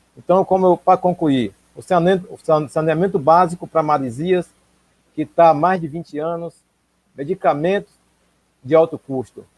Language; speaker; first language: Portuguese; native; Portuguese